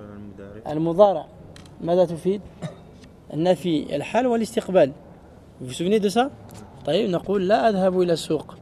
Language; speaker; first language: Arabic; early bilingual, heritage; Arabic